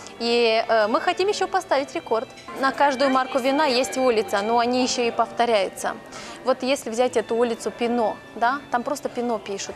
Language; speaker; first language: Russian; non-native, local second language; Romanian